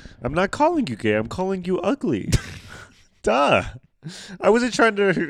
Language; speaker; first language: English; early bilingual, other home language; Spanish